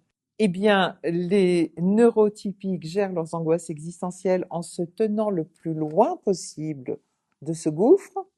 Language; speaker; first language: French; native; French